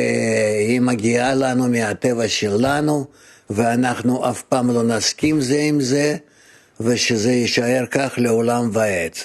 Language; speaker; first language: Hebrew; non-native, fluent; Russian